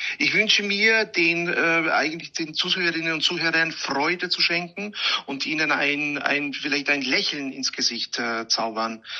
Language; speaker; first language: German; non-native, fluent; Hungarian